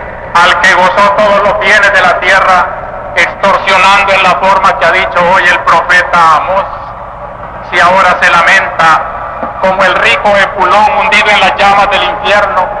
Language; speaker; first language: Spanish; native; Spanish